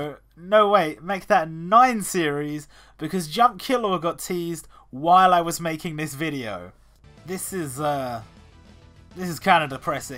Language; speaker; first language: English; native; English